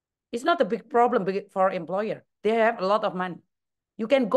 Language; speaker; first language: English; non-native, learner; Javanese